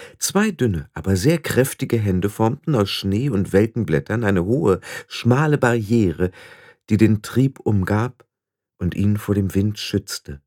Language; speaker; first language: German; native; German